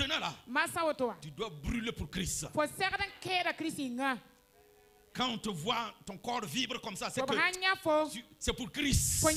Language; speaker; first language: French; non-native, local second language; Mossi